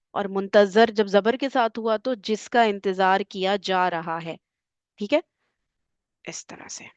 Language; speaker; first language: Urdu; native; Urdu